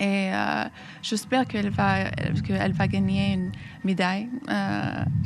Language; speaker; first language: French; non-native, fluent; Arabic